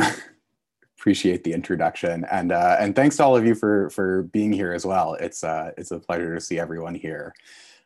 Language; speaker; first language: English; native; English